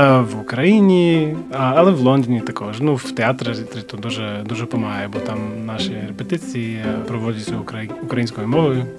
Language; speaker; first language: Ukrainian; non-native, fluent; English